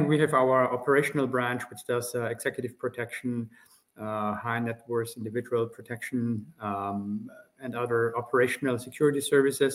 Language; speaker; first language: English; non-native, fluent; German